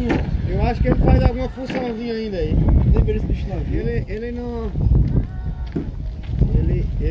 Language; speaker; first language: Portuguese; native; Portuguese